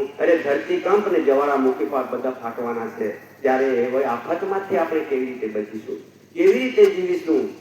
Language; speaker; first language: Gujarati; non-native, local second language; Bhili